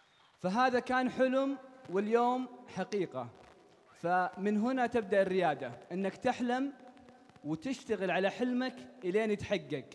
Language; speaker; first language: Arabic; native; Arabic